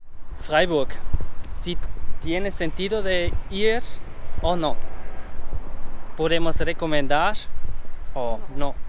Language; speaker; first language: Spanish; non-native, fluent; German